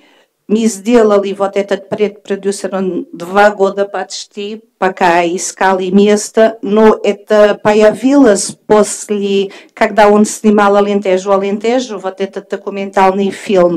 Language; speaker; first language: Russian; non-native, fluent; Portuguese